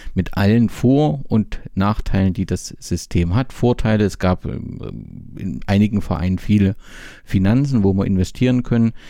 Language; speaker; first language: German; native; German